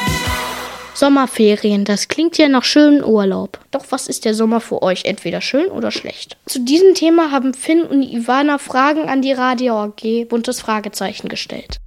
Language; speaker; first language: German; native; German